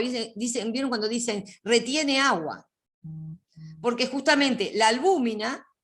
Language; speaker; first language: Spanish; native; Spanish